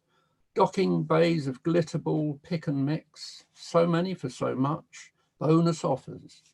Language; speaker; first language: English; native; English